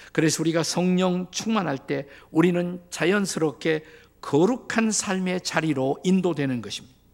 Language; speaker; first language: Korean; native; Korean